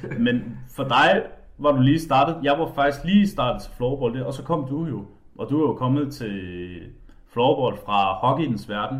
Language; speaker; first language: Danish; native; Danish